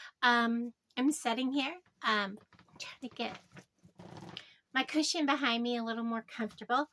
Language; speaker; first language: English; native; English